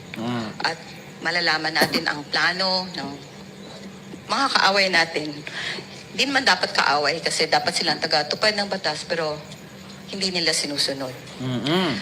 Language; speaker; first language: Filipino; native; Filipino